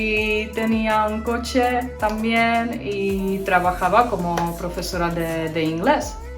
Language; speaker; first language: Spanish; non-native, fluent; Czech